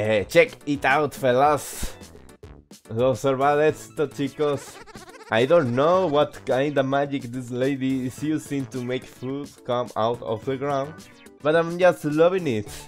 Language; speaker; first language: English; non-native, learner; Spanish